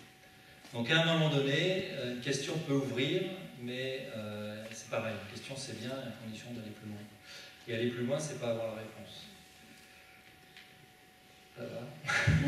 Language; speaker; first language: French; native; French